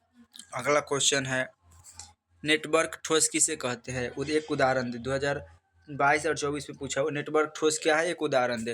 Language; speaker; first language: Hindi; native; Hindi